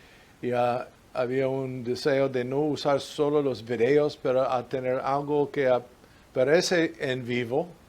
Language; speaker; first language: Spanish; non-native, fluent; English